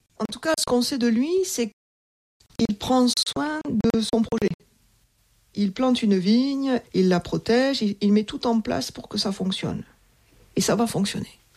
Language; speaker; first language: French; native; French